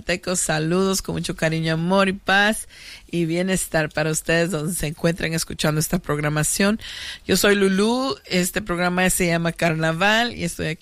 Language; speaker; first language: Spanish; native; Spanish